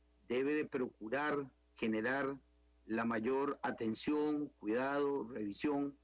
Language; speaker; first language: Spanish; native; Spanish